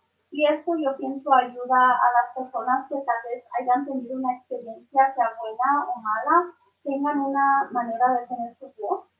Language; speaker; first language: Spanish; early bilingual, other home language; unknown